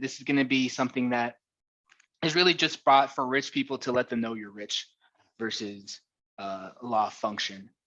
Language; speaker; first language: English; native; English